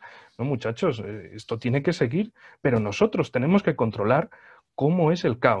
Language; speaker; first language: Spanish; native; Spanish